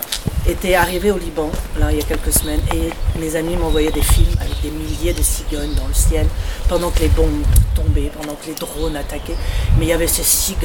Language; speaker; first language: French; non-native, local second language; Arabic